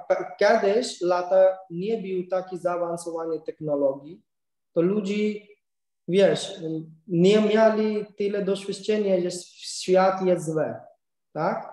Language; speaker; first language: Polish; non-native, learner; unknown